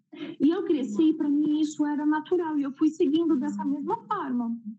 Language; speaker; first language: Portuguese; native; Portuguese